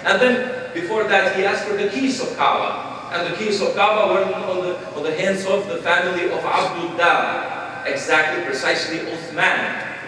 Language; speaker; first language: English; non-native, fluent; Albanian